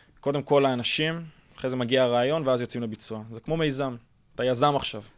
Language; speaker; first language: Hebrew; early bilingual, other home language; English